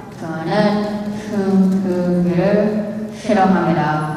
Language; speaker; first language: Korean; early bilingual, heritage; Korean